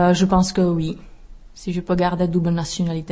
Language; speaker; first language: French; non-native, fluent; Czech